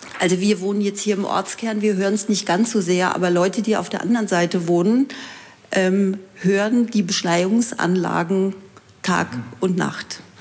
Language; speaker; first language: German; native; German